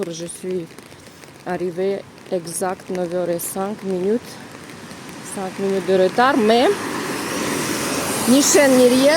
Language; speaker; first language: French; non-native, learner; Russian